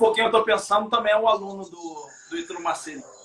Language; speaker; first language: Portuguese; native; Portuguese